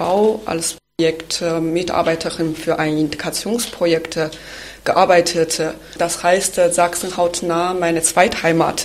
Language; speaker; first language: German; non-native, fluent; Chinese